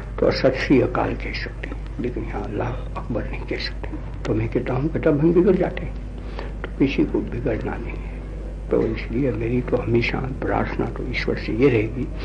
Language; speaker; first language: Hindi; non-native, local second language; Gujarati